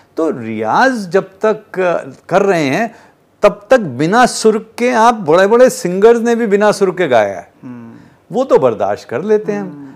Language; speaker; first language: Hindi; native; Hindi